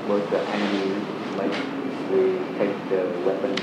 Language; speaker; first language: English; non-native, learner; Vietnamese